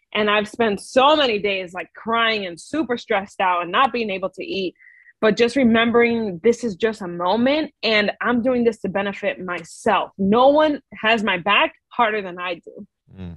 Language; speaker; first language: English; native; English